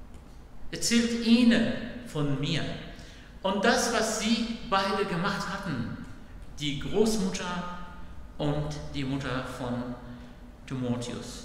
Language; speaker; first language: German; non-native, fluent; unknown